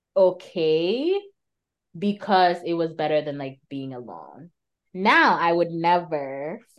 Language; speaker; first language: English; native; English